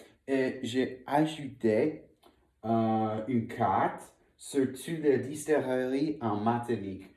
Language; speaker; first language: French; non-native, learner; English